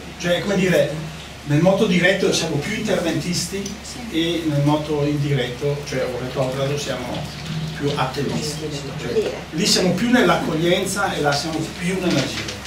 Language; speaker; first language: Italian; native; Italian